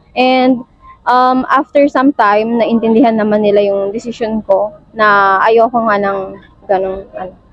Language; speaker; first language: Filipino; native; Filipino